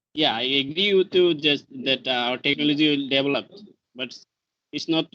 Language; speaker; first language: English; non-native, learner; Bangla